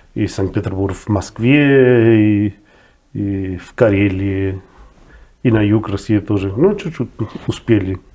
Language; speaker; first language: Russian; non-native, fluent; Spanish